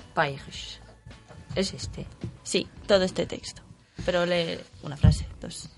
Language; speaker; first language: Spanish; non-native, fluent; German